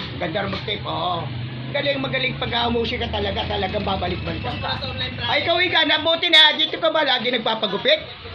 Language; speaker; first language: Filipino; native; Filipino